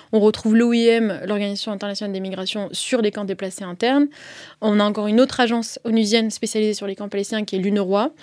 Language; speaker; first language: French; early bilingual, other home language; Arabic